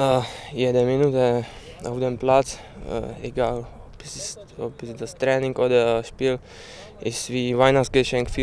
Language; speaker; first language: German; non-native, learner; Czech